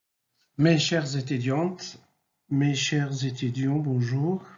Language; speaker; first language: French; non-native, fluent; Arabic